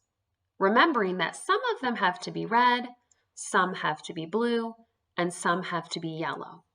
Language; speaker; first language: English; native; English